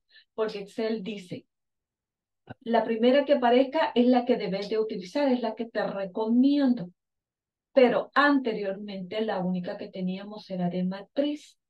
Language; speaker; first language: Spanish; native; Spanish